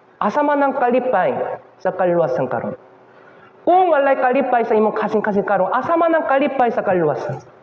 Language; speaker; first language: Cebuano; non-native, fluent; Korean